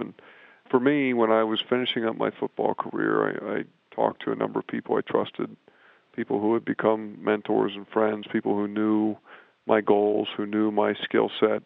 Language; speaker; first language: English; native; English